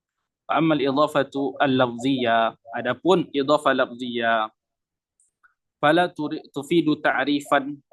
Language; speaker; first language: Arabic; non-native, fluent; Indonesian